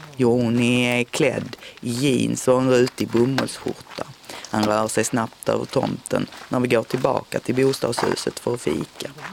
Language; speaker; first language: Swedish; native; Swedish